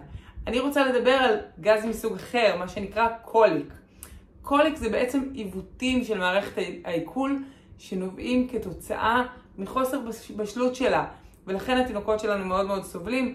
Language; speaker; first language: Hebrew; native; Hebrew